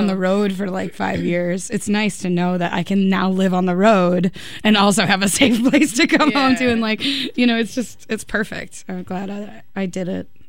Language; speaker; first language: English; native; English